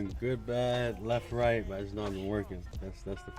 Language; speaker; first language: English; native; English